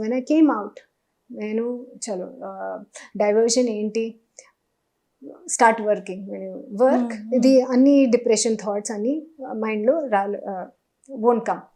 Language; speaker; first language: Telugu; non-native, local second language; Hindi